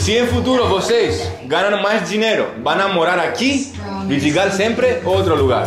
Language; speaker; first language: Portuguese; non-native, learner; Greek